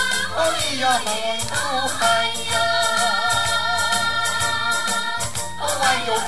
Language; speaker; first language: Chinese; native; Chinese